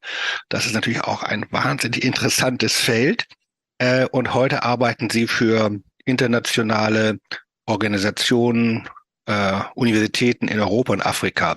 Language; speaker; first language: German; native; German